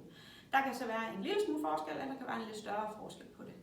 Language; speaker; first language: Danish; native; Danish